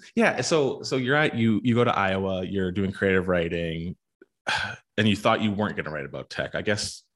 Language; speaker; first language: English; native; English